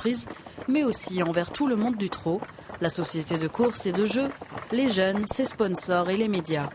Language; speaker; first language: French; native; French